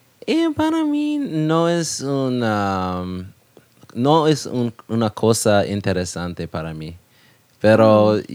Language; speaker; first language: Spanish; non-native, learner; English